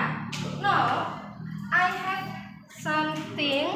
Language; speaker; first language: English; non-native, learner; Indonesian